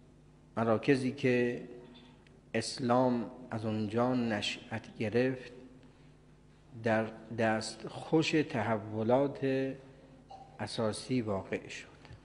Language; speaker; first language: Persian; native; Persian